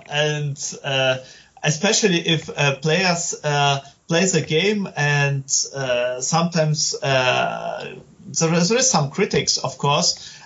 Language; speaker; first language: English; non-native, learner; German